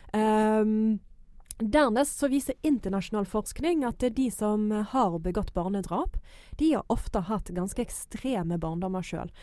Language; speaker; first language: Norwegian; non-native, fluent; English